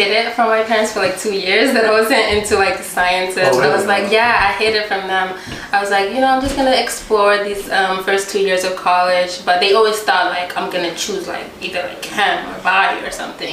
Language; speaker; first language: English; early bilingual, other home language; Rundi